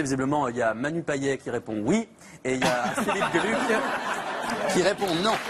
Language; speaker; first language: French; native; French